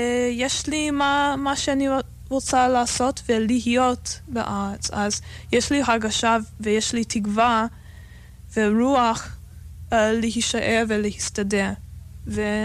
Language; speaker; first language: Hebrew; non-native, fluent; English